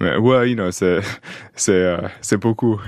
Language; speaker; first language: French; non-native, fluent; English